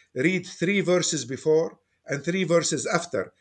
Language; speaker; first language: English; non-native, fluent; Arabic